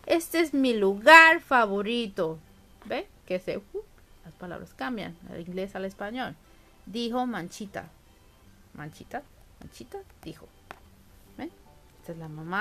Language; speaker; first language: Spanish; early bilingual, heritage; Spanish